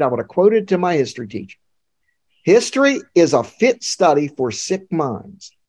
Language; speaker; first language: English; native; English